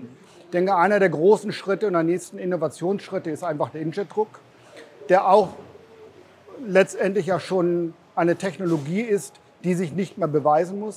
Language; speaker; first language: German; native; German